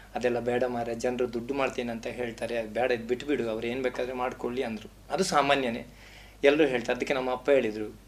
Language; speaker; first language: Kannada; non-native, local second language; Tulu